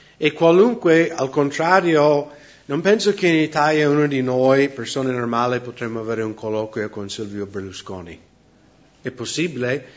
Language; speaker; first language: Italian; non-native, fluent; English